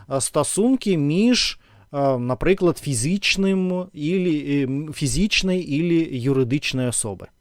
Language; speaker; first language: Ukrainian; non-native, learner; Russian